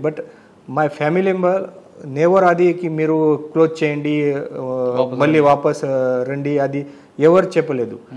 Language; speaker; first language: Telugu; non-native, learner; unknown